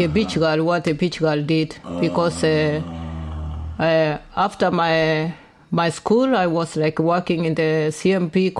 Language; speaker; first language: English; non-native, local second language; Gusii